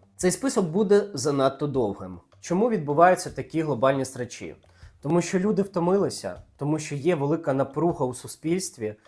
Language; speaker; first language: Ukrainian; native; Ukrainian